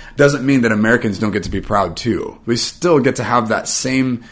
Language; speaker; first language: English; native; English